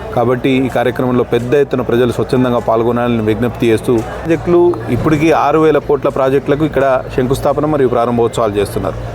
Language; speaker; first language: Telugu; native; Telugu